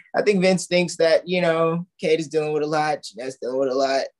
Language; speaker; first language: English; native; English